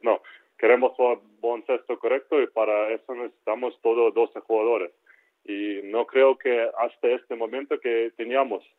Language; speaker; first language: Spanish; non-native, learner; Ukrainian